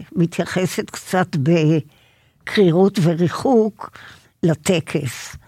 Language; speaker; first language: Hebrew; native; Hebrew